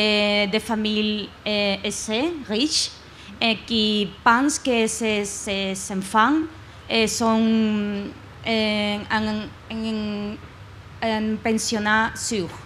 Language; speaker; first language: French; non-native, learner; Spanish